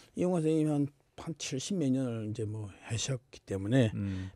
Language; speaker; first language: Korean; native; Korean